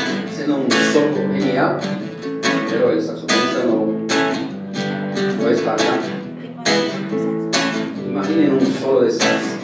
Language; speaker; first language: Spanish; non-native, learner; Portuguese